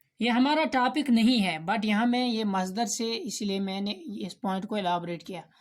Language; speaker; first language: Urdu; non-native, local second language; Kashmiri